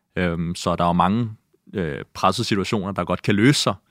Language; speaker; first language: Danish; native; Danish